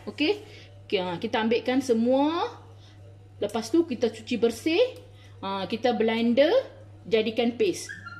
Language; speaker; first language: Malay; non-native, local second language; Tamil